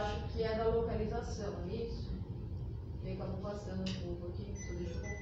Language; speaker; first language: Portuguese; native; Portuguese